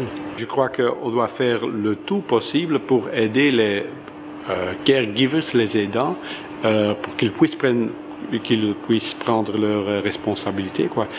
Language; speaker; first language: French; non-native, local second language; Dutch